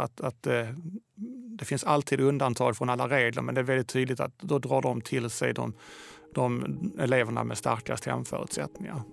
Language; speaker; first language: Swedish; native; Swedish